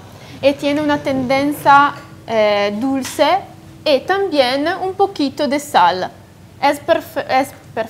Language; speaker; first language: Spanish; non-native, fluent; Italian